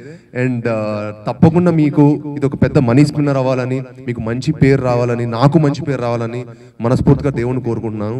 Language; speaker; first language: Telugu; native; Telugu